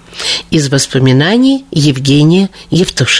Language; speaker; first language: Russian; native; Russian